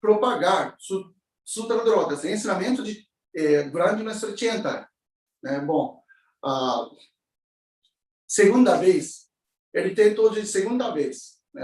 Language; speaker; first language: Portuguese; non-native, learner; Japanese